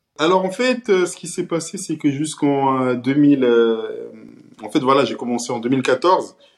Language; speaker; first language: French; early bilingual, other home language; Kabuverdianu